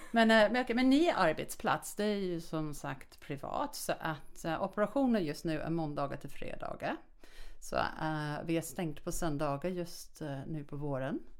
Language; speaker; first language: Swedish; native; Swedish